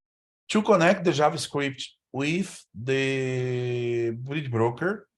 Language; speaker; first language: English; non-native, learner; Portuguese